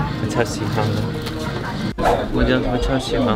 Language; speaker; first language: Chinese; non-native, learner; Turkish